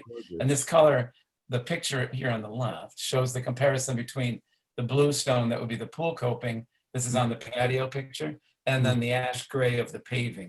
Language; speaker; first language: English; native; English